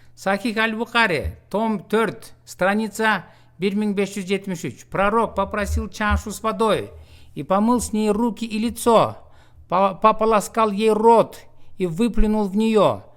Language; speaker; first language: Russian; non-native, local second language; Kyrgyz